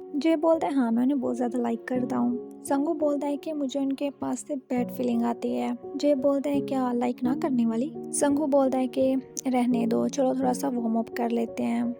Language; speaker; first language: Hindi; native; Hindi